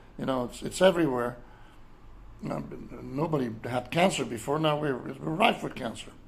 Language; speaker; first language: English; non-native, fluent; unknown